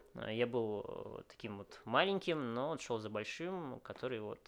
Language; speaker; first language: Russian; early bilingual, other home language; Vietnamese